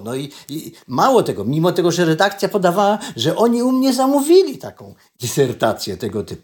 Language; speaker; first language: Polish; native; Polish